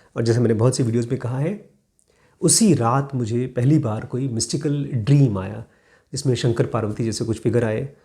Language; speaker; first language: Hindi; native; Hindi